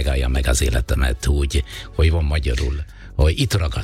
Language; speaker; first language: Hungarian; non-native, fluent; Italian